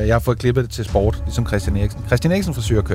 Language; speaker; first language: Danish; native; Danish